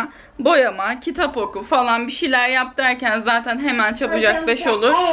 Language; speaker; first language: Turkish; native; Turkish